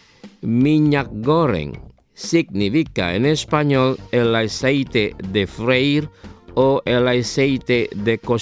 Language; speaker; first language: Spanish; non-native, fluent; Indonesian